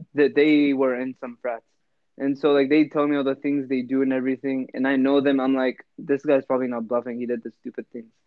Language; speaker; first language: English; native; English